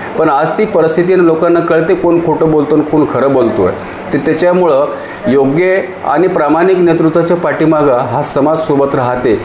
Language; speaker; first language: Marathi; native; Marathi